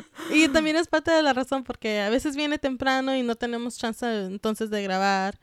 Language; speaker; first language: Spanish; early bilingual, heritage; Spanish